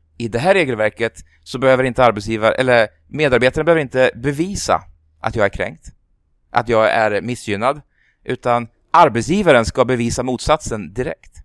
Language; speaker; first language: Swedish; native; Swedish